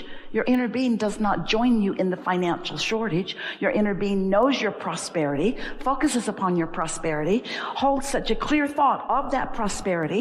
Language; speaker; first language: English; native; English